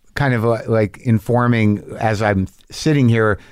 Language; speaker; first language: English; native; English